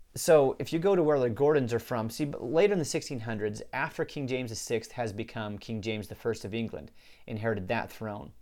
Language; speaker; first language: English; native; English